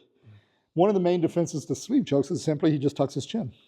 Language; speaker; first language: English; native; English